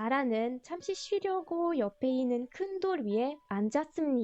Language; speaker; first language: Korean; non-native, fluent; French